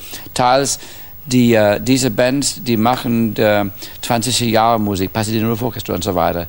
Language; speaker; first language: German; non-native, fluent; English